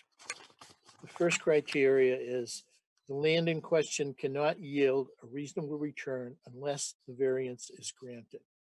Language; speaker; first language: English; native; English